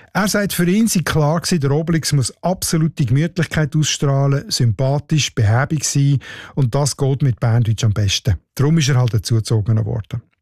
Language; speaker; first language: German; native; German